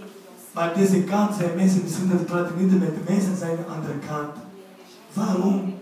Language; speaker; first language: Dutch; non-native, learner; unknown